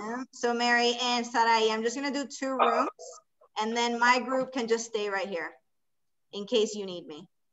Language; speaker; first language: English; non-native, fluent; Spanish